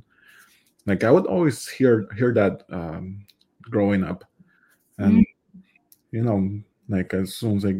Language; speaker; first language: English; non-native, fluent; Cree